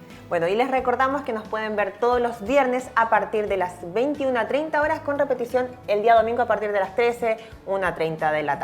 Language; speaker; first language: Spanish; native; Spanish